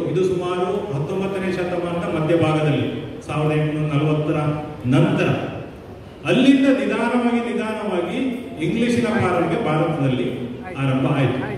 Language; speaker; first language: Kannada; native; Kannada